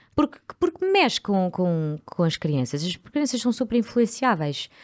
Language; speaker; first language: Portuguese; non-native, local second language; English